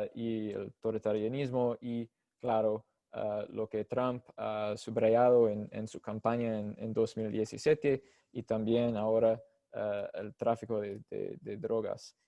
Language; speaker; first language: Spanish; non-native, fluent; English